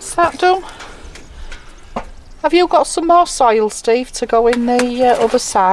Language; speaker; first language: English; native; English